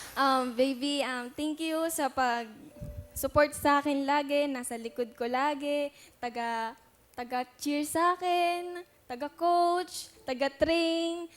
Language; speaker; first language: Filipino; native; Filipino